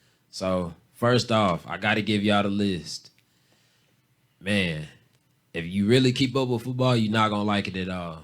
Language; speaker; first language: English; native; English